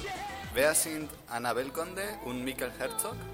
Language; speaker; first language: German; non-native, learner; Spanish